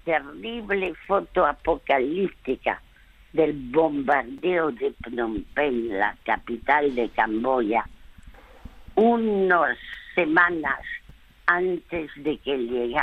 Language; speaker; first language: Spanish; early bilingual, other home language; French